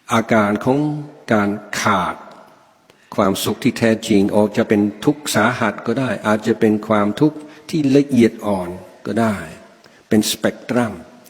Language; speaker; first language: Thai; non-native, fluent; English